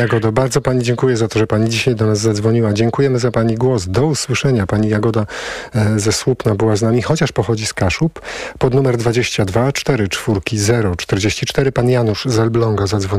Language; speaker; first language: Polish; native; Polish